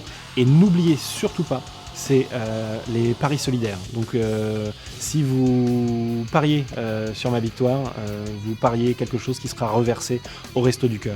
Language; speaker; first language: French; native; French